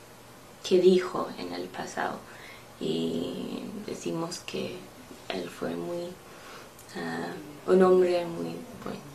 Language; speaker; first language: Spanish; non-native, learner; English